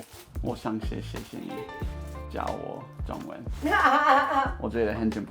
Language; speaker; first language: Chinese; non-native, learner; English